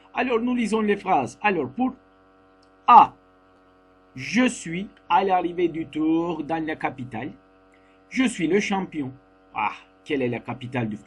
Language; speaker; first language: French; non-native, fluent; Turkish